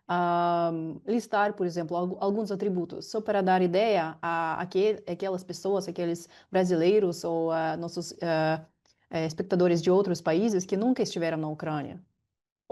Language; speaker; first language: Portuguese; non-native, fluent; Ukrainian